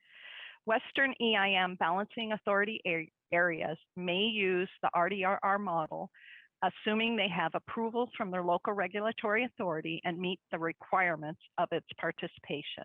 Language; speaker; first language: English; native; English